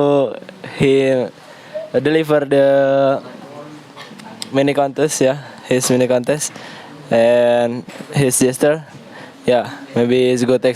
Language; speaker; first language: English; non-native, learner; Indonesian